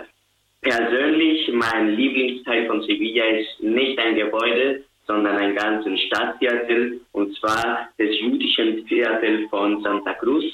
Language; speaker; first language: German; non-native, fluent; Spanish